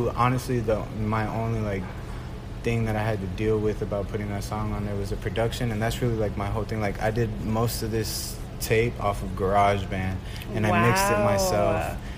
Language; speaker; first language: English; early bilingual, other home language; Spanish